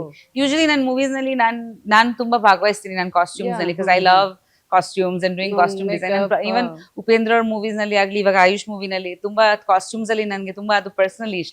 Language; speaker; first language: Kannada; non-native, local second language; Bangla